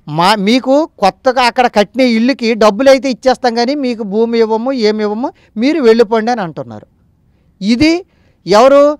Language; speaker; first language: Telugu; native; Telugu